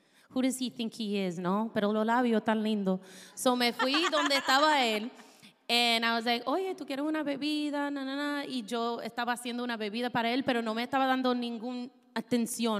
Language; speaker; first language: Spanish; non-native, fluent; English